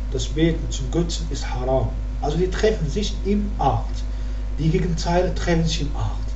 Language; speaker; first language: German; non-native, fluent; Arabic